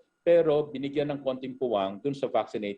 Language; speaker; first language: Filipino; native; Filipino